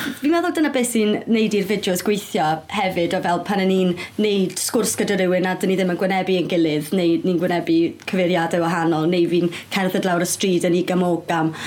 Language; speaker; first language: Welsh; native; Welsh